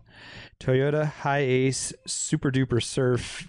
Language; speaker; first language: English; native; English